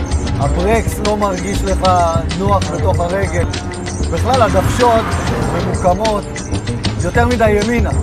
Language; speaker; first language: Hebrew; native; Hebrew